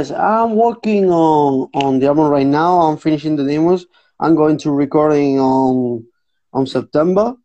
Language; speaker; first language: English; non-native, fluent; Spanish